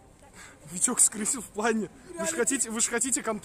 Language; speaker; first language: Russian; native; Russian